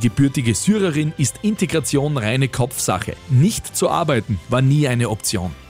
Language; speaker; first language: German; native; German